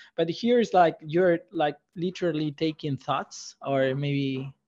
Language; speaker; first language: English; non-native, fluent; Spanish